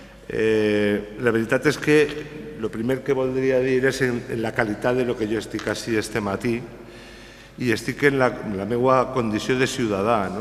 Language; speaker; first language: Catalan; non-native, local second language; Spanish